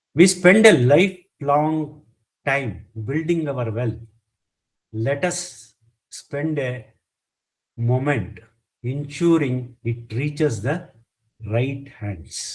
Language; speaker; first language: English; non-native, local second language; Kannada